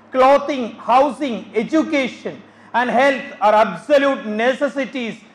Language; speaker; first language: English; non-native, local second language; Malayalam